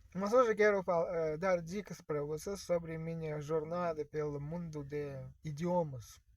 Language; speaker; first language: Portuguese; non-native, fluent; Russian